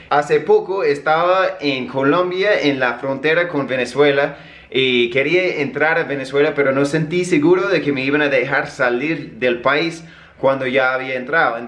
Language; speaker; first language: Spanish; non-native, fluent; English